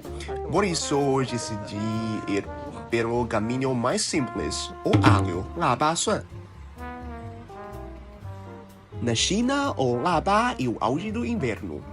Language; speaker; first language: Portuguese; non-native, learner; Chinese